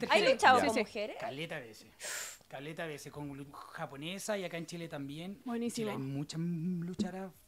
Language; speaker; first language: Spanish; native; Spanish